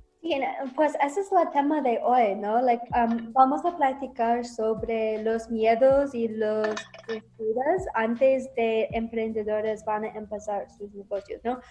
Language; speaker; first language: Spanish; non-native, learner; English